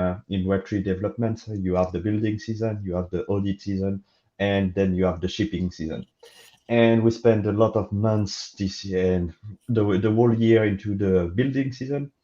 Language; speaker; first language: English; non-native, fluent; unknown